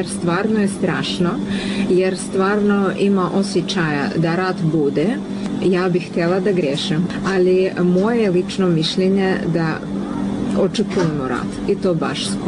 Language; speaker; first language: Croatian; non-native, fluent; Ukrainian